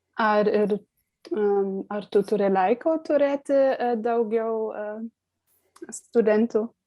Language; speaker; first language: Lithuanian; non-native, learner; German